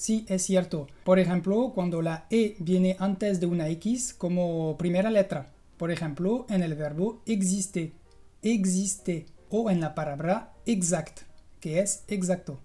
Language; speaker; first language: Spanish; non-native, fluent; French